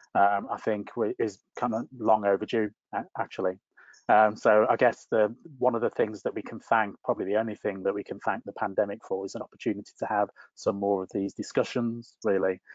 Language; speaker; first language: English; native; English